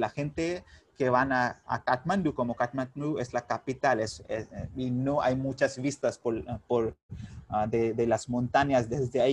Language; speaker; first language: Spanish; non-native, fluent; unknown